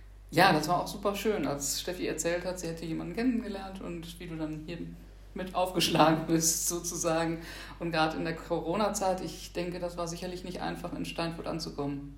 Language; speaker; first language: German; native; German